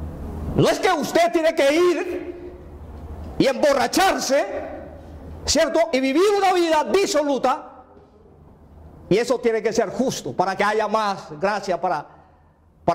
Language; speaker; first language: Spanish; native; Spanish